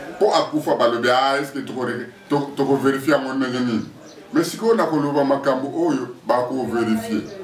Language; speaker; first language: Lingala; non-native, local second language; Kongo